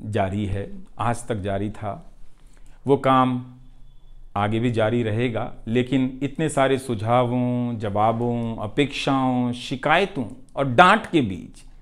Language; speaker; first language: Hindi; non-native, local second language; Bhojpuri